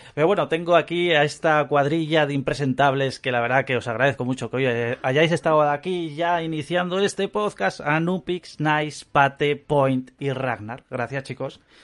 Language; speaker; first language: Spanish; native; Spanish